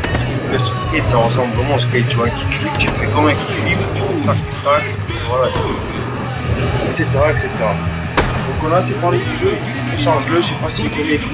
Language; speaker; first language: French; native; French